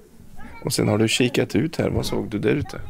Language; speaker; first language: Swedish; native; Swedish